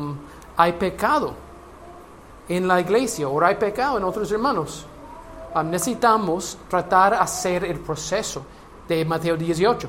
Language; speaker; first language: Spanish; non-native, learner; English